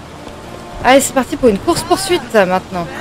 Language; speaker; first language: French; native; French